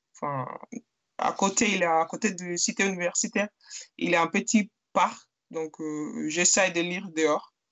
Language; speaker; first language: French; non-native, fluent; Spanish